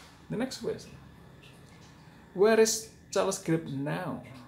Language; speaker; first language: English; non-native, fluent; Indonesian